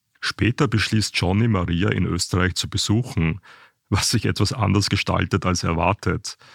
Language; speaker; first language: German; native; German